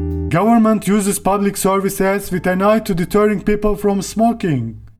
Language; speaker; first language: English; non-native, fluent; Turkish